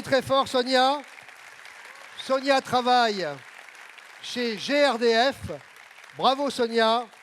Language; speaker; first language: French; native; French